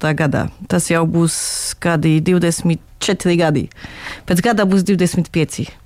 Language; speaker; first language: Latvian; non-native, fluent; Polish